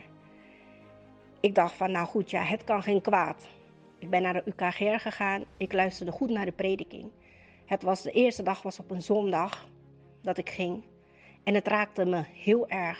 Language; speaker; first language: Dutch; native; Dutch